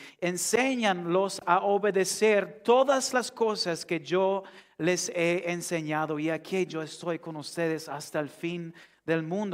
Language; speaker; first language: Spanish; non-native, fluent; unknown